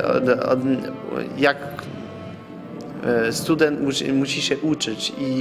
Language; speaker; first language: Polish; non-native, fluent; French